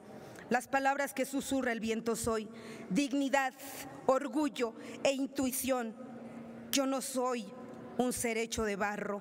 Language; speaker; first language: Spanish; native; Spanish